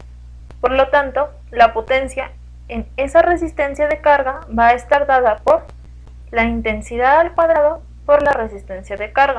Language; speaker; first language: Spanish; native; Spanish